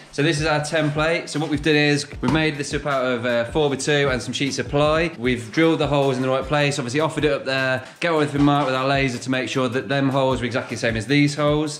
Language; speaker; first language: English; native; English